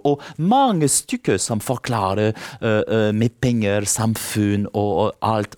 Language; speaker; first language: Norwegian; non-native, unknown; French